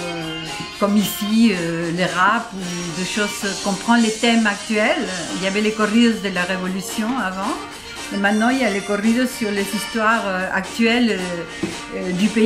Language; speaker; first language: French; non-native, fluent; Spanish